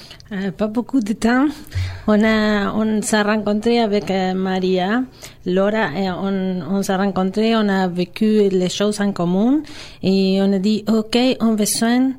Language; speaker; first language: French; non-native, fluent; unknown